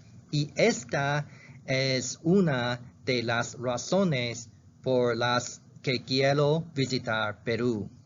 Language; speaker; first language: Spanish; non-native, learner; Chinese